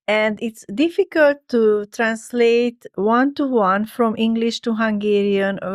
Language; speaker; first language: English; non-native, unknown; Hungarian